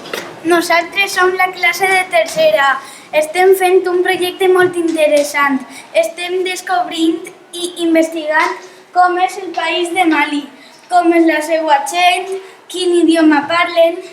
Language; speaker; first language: Catalan; non-native, local second language; Spanish